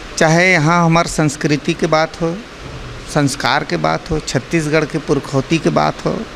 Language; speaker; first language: Hindi; non-native, local second language; Chhattisgarhi